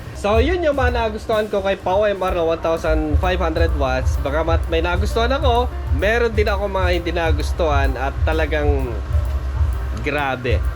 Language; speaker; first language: Filipino; non-native, local second language; Iloko